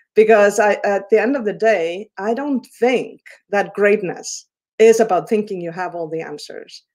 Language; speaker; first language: English; non-native, fluent; Icelandic